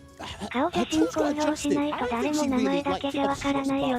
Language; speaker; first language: Japanese; native; Japanese